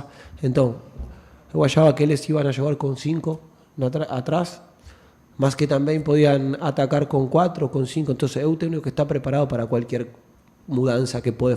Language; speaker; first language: Portuguese; non-native, fluent; Spanish